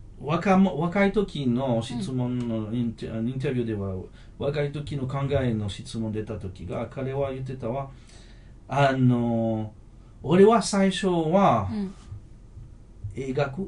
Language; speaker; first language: Japanese; non-native, fluent; French